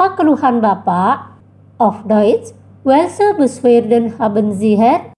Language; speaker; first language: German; non-native, fluent; Indonesian